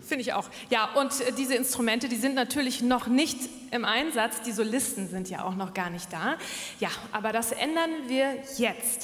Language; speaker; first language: German; native; German